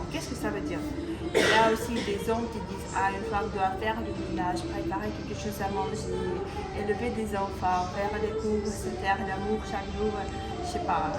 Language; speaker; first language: French; non-native, local second language; Ukrainian